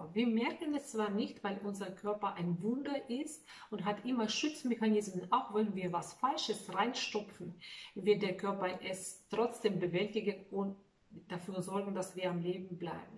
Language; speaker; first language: German; non-native, fluent; Russian